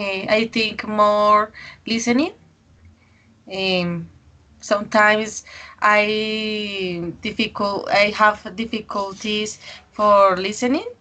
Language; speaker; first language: English; non-native, learner; Spanish